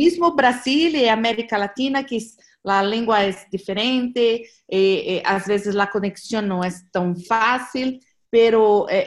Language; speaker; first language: Spanish; non-native, learner; Portuguese